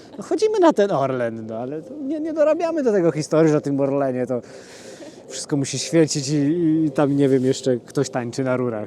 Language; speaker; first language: Polish; native; Polish